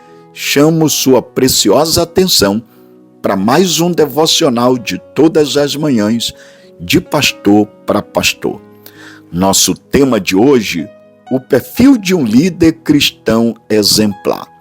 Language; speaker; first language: Portuguese; native; Portuguese